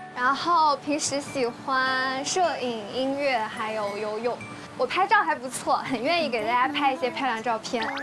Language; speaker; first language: Chinese; native; Chinese